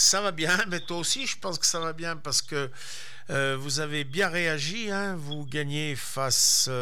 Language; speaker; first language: French; native; French